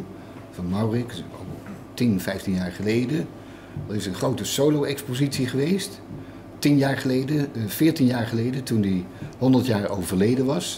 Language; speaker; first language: Dutch; native; Dutch